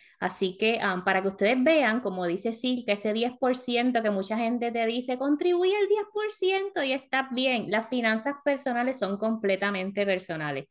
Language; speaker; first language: Spanish; early bilingual, heritage; Spanish